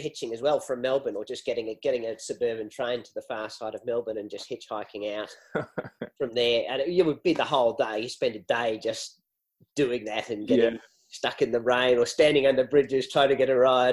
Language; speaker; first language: English; native; English